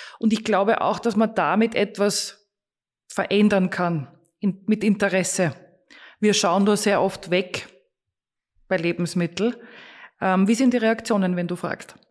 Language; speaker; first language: German; native; German